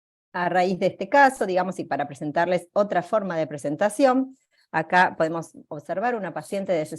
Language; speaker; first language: Spanish; native; Spanish